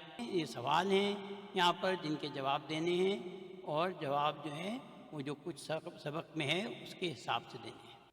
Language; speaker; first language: Urdu; native; Urdu